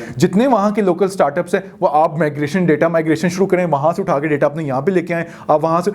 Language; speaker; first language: Urdu; non-native, local second language; Punjabi